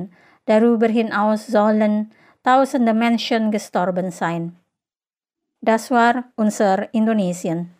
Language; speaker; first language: German; non-native, fluent; Indonesian